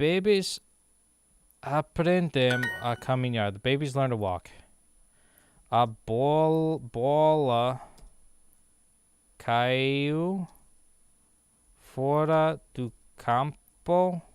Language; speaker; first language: Portuguese; non-native, learner; English